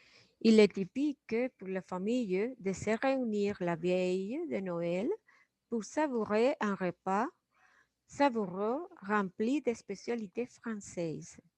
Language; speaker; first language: French; non-native, fluent; Spanish